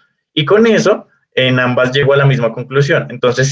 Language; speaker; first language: Spanish; native; Spanish